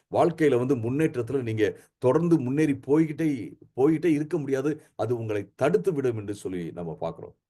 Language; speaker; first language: Tamil; native; Tamil